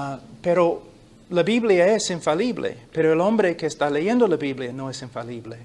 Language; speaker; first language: Spanish; non-native, fluent; English